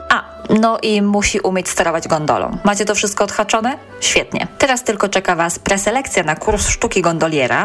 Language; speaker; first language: Polish; native; Polish